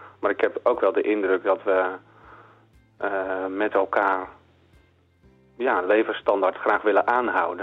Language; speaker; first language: Dutch; native; Dutch